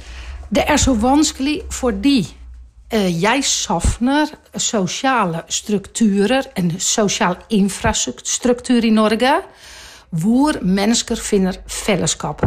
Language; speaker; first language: Norwegian; non-native, fluent; Dutch